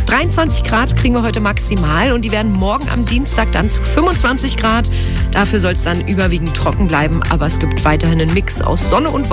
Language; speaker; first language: German; native; German